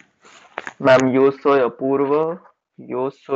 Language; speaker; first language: Spanish; non-native, learner; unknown